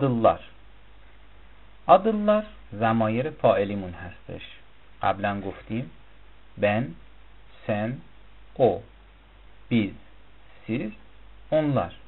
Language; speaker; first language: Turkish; non-native, fluent; Persian